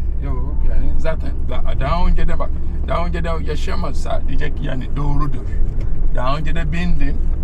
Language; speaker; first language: Turkish; non-native, fluent; Yoruba